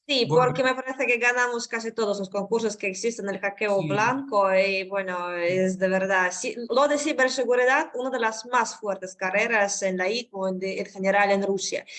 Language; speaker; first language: Spanish; non-native, fluent; Russian